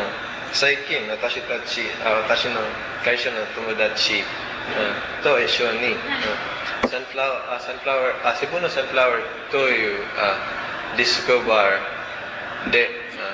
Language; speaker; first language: Japanese; non-native, learner; Cebuano